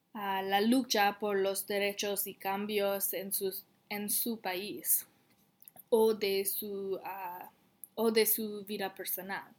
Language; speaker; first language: Spanish; non-native, learner; English